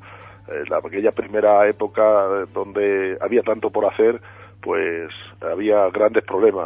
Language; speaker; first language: Spanish; native; Spanish